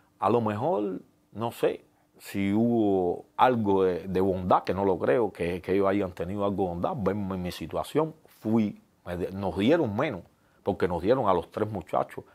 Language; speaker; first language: Spanish; native; Spanish